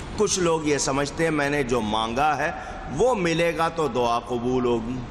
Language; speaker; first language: Urdu; native; Urdu